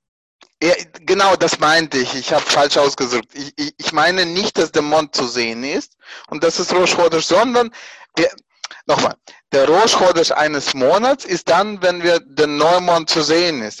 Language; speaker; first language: German; non-native, fluent; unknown